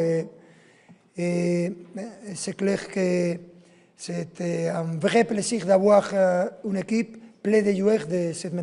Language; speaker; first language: French; non-native, fluent; Spanish